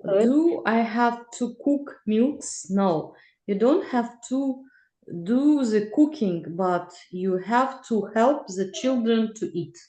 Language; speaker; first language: English; non-native, learner; Russian